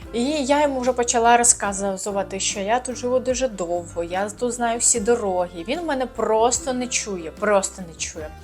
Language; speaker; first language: Ukrainian; non-native, local second language; Russian